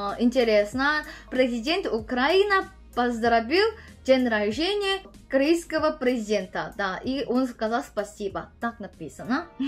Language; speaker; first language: Russian; non-native, learner; Korean